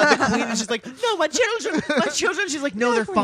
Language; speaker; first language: English; native; English